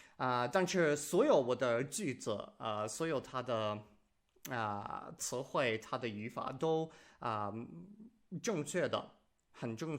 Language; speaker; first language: Chinese; non-native, learner; English